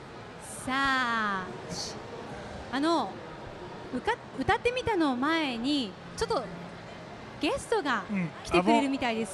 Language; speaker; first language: Japanese; native; Japanese